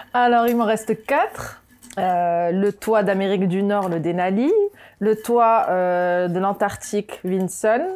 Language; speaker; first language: French; non-native, local second language; Arabic